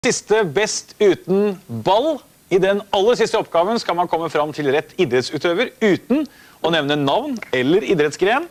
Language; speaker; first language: Norwegian; native; Norwegian